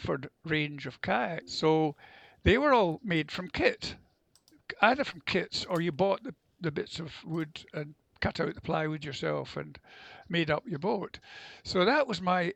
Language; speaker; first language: English; native; English